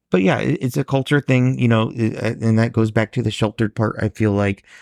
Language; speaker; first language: English; native; English